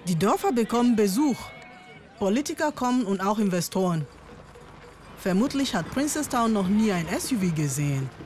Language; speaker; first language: German; non-native, fluent; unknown